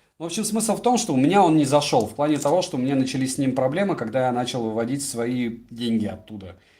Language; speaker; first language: Russian; native; Russian